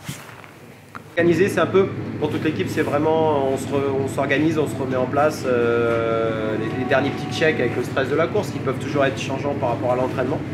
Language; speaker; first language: French; native; French